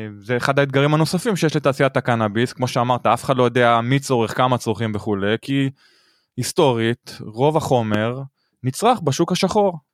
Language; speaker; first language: Hebrew; native; Hebrew